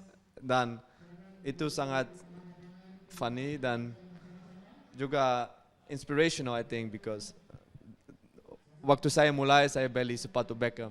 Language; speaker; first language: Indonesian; non-native, fluent; Dutch